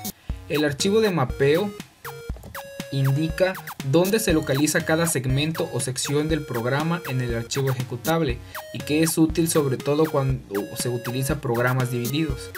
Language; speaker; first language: Spanish; native; Spanish